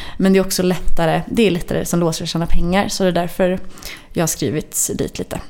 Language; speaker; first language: Swedish; native; Swedish